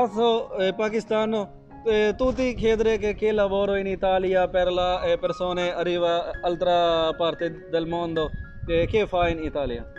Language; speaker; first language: Italian; non-native, learner; Urdu